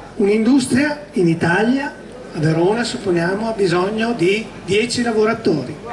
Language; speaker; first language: Italian; native; Italian